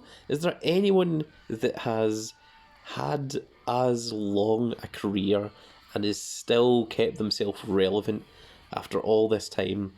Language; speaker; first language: English; native; English